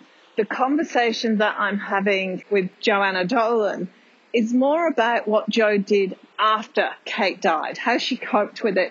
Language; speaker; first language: English; native; English